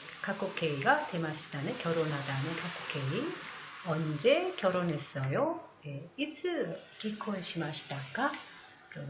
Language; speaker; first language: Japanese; non-native, fluent; Korean